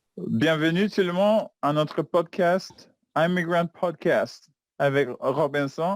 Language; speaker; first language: French; non-native, fluent; Spanish